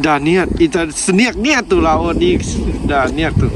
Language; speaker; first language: Russian; non-native, learner; Lao